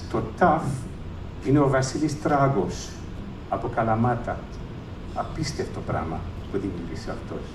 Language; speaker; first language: Greek; early bilingual, heritage; English